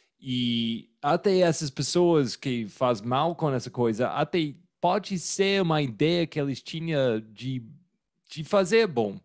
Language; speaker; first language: Portuguese; non-native, fluent; English